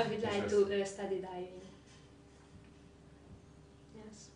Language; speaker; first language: English; non-native, learner; Hungarian